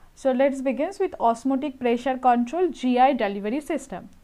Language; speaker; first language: English; non-native, local second language; Bangla